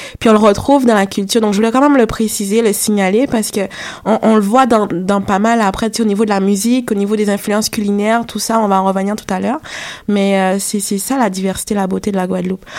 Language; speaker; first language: French; native; French